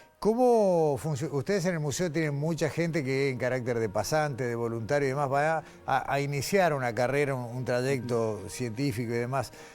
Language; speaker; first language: Spanish; native; Spanish